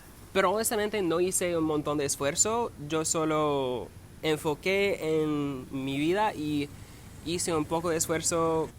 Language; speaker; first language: Spanish; non-native, learner; English